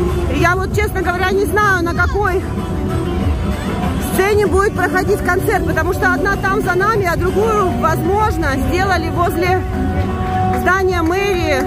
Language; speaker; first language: Russian; native; Russian